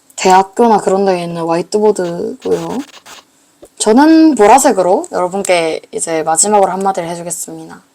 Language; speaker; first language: Korean; native; Korean